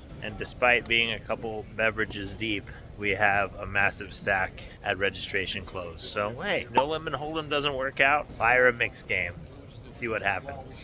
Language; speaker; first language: English; native; English